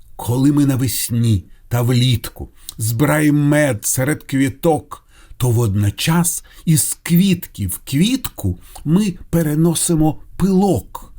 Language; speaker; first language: Ukrainian; non-native, local second language; Russian